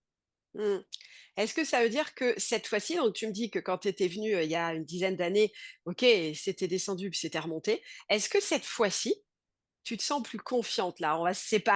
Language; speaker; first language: French; native; French